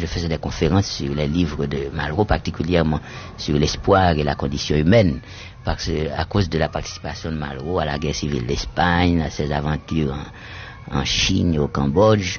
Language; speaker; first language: French; non-native, local second language; Haitian Creole